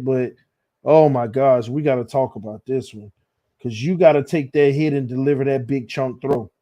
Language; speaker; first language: English; native; English